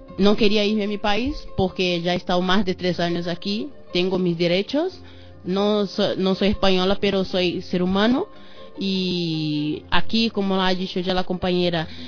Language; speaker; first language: Spanish; non-native, fluent; Portuguese